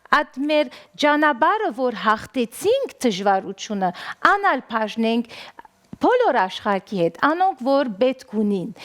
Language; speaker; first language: Armenian; early bilingual, heritage; Armenian